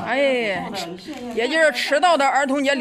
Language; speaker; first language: Chinese; native; Chinese